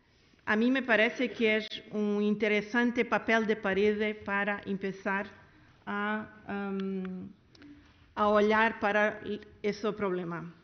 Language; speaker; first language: Spanish; non-native, learner; Portuguese